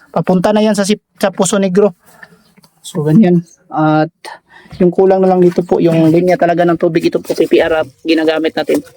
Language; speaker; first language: Filipino; non-native, local second language; Cebuano